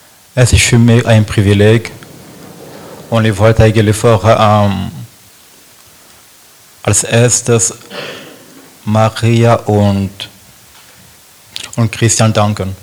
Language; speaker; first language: German; non-native, learner; French